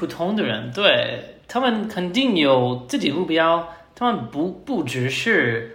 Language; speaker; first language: Chinese; non-native, learner; English